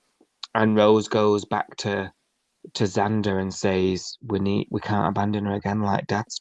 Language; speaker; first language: English; native; English